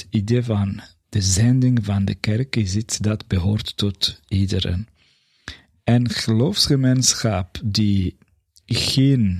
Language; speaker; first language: Dutch; non-native, fluent; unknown